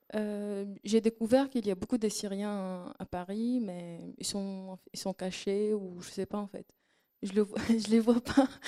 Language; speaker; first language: French; non-native, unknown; Arabic